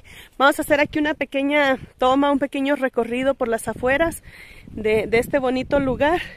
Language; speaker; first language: Spanish; native; Spanish